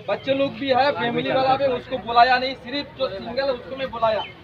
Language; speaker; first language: Hindi; non-native, local second language; Bangla